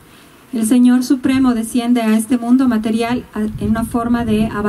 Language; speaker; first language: Spanish; native; Spanish